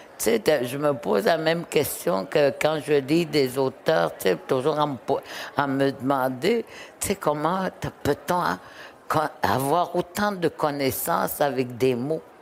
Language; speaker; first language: French; non-native, local second language; Innu-aimun